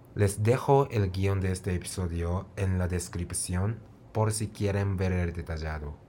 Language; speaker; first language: Spanish; non-native, fluent; Japanese